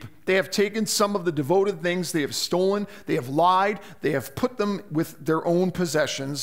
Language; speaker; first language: English; native; English